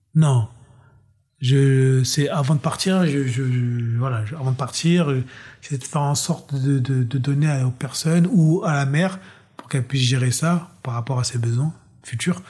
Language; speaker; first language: French; native; French